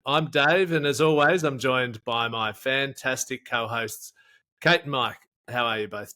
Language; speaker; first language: English; native; English